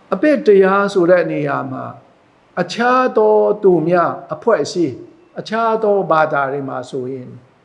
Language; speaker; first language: Burmese; non-native, local second language; Hakha Chin